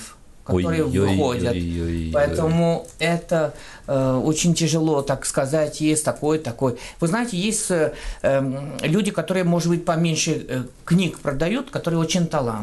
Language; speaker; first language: Russian; non-native, fluent; French